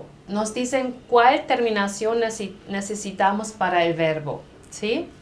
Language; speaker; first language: Spanish; non-native, fluent; German